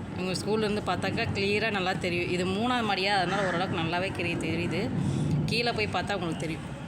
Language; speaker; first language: Tamil; native; Tamil